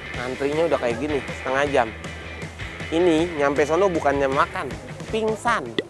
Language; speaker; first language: Indonesian; native; Indonesian